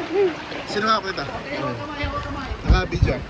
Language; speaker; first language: Filipino; native; Filipino